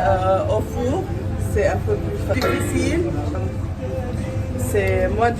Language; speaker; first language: French; non-native, local second language; Arabic